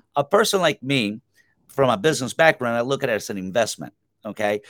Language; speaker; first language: English; non-native, fluent; Spanish